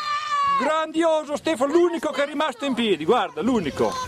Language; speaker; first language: Italian; native; Italian